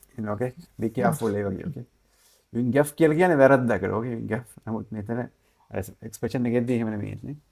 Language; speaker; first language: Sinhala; native; Sinhala